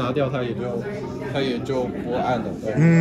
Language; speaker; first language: Chinese; native; Chinese